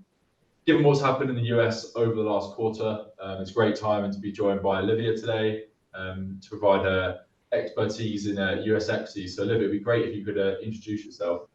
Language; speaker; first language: English; native; English